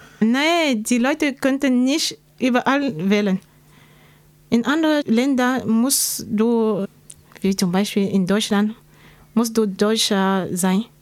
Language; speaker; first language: German; non-native, learner; French